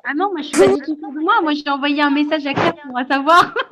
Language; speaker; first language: French; native; French